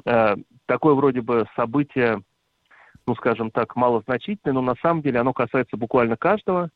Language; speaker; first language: Russian; native; Russian